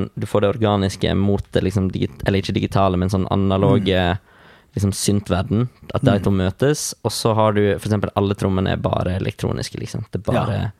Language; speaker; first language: Norwegian; native; Norwegian